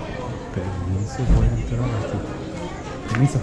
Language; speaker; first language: Spanish; non-native, learner; Japanese